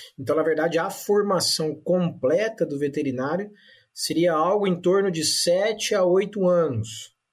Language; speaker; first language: Portuguese; native; Portuguese